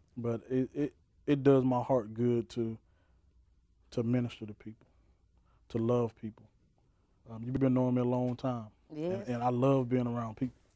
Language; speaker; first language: English; native; English